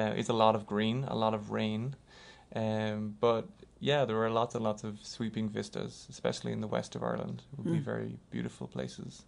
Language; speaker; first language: English; native; English